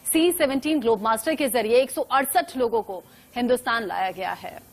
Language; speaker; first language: Hindi; native; Hindi